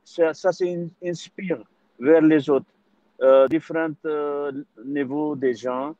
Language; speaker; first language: French; non-native, learner; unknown